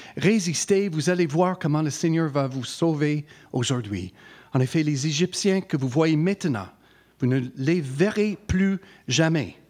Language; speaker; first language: French; non-native, fluent; English